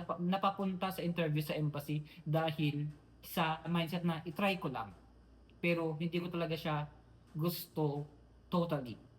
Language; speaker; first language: Filipino; non-native, local second language; Iloko